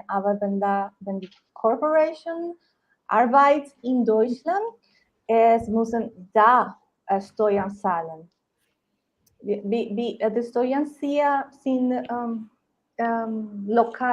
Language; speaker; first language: German; non-native, learner; Spanish